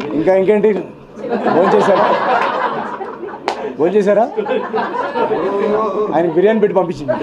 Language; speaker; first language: Telugu; native; Telugu